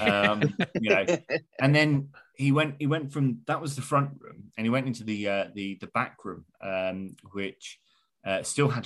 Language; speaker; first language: English; native; English